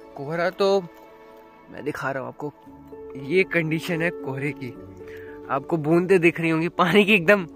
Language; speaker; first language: Hindi; native; Hindi